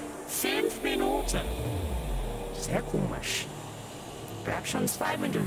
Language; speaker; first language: German; non-native, learner; English